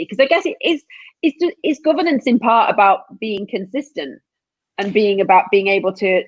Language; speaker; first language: English; native; English